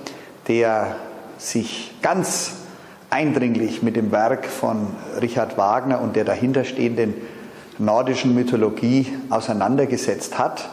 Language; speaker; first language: German; native; German